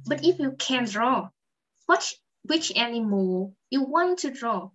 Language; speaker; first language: English; non-native, fluent; Vietnamese